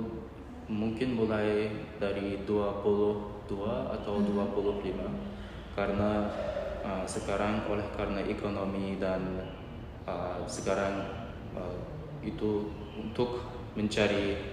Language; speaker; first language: Indonesian; non-native, learner; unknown